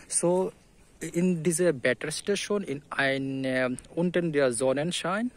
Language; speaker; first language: German; non-native, learner; Bangla